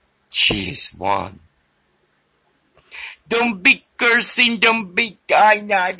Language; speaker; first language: English; early bilingual, other home language; Spanish